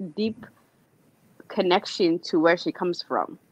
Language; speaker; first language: English; native; English